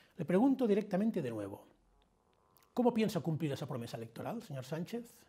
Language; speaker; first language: Spanish; non-native, local second language; Catalan